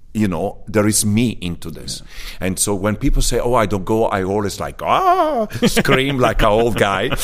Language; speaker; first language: English; early bilingual, other home language; Italian